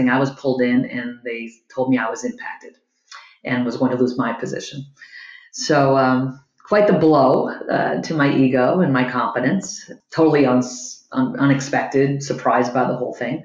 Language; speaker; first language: English; native; English